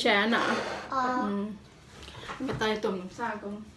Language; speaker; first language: Swedish; non-native, fluent; Thai